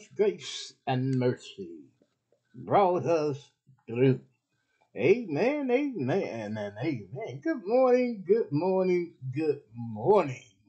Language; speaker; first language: English; native; English